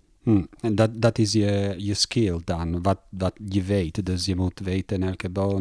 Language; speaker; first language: Dutch; non-native, learner; Italian